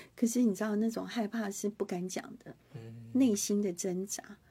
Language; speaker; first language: Chinese; non-native, local second language; Hakka Chinese